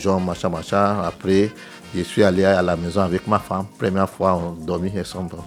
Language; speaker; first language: French; non-native, learner; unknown